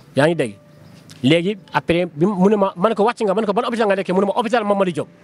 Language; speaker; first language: Wolof; non-native, local second language; Fula